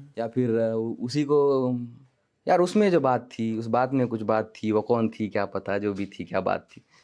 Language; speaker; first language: Hindi; non-native, local second language; Marathi